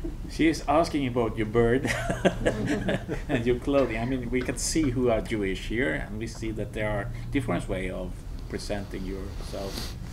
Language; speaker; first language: English; non-native, fluent; Norwegian